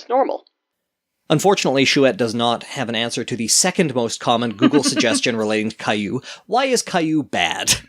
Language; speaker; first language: English; native; English